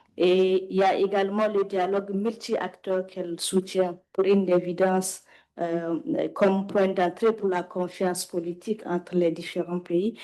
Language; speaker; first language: French; non-native, local second language; Wolof